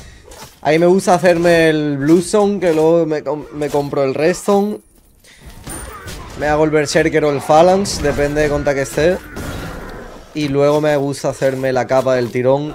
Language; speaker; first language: Spanish; native; Spanish